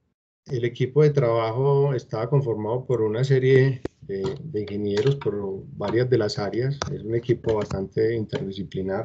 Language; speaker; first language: Spanish; native; Spanish